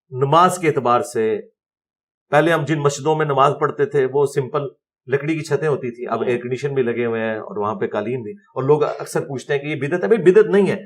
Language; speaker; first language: Urdu; native; Urdu